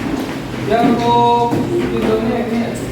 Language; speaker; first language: Indonesian; non-native, local second language; Sundanese